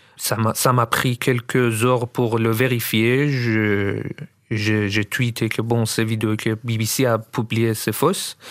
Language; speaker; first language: French; non-native, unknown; Persian